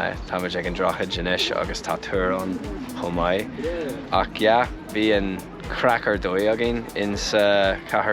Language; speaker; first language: Irish; non-native, local second language; English